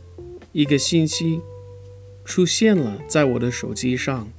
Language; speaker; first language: Chinese; non-native, fluent; English